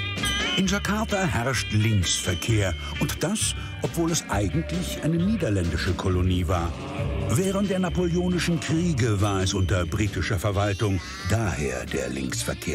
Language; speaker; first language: German; native; German